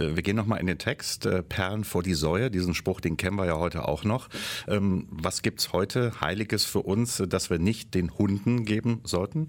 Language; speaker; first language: German; native; German